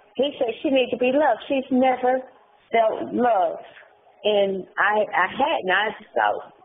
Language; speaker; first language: English; native; English